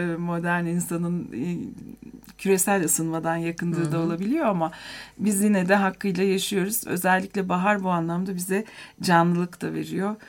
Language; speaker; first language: Turkish; native; Turkish